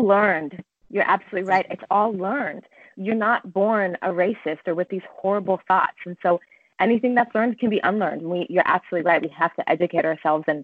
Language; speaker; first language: English; native; English